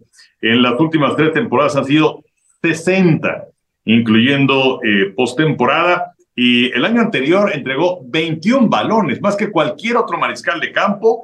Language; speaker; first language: Spanish; native; Spanish